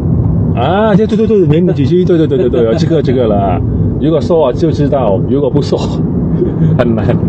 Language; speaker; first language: Chinese; non-native, learner; Vietnamese